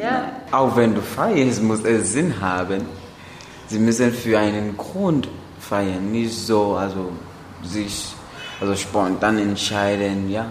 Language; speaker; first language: German; non-native, learner; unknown